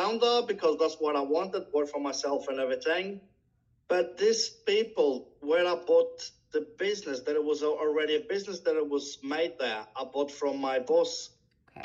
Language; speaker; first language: English; non-native, learner; Portuguese